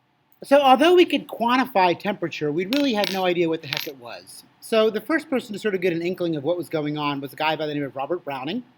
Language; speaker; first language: English; native; English